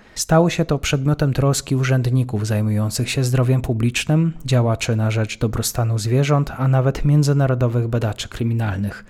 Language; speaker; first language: Polish; native; Polish